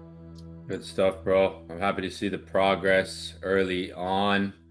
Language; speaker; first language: English; native; English